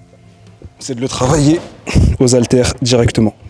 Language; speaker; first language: French; native; French